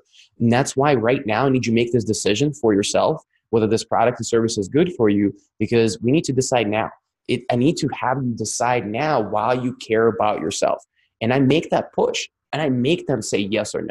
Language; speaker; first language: English; non-native, fluent; Russian